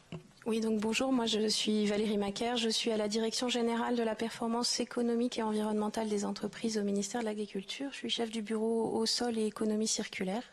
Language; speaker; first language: French; native; French